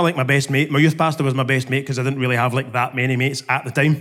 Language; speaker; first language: English; native; English